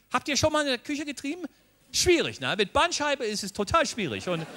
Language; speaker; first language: German; non-native, fluent; English